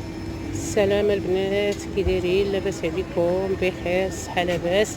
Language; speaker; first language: Arabic; native; Arabic